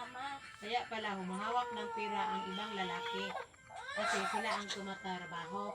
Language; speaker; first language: Filipino; non-native, local second language; Cebuano